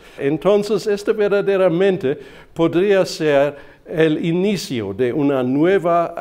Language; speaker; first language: Spanish; non-native, fluent; German